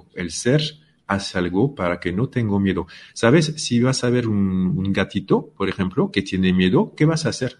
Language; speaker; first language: Spanish; non-native, fluent; French